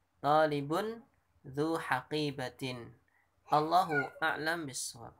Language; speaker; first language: Indonesian; native; Indonesian